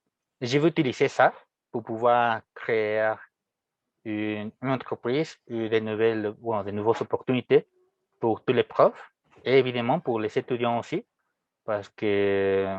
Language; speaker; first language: French; non-native, fluent; Spanish